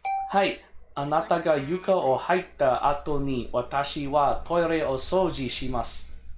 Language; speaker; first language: Japanese; non-native, learner; English